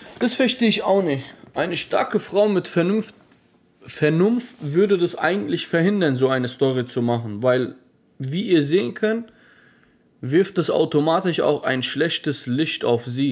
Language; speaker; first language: German; native; German